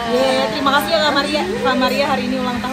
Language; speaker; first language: Indonesian; native; Indonesian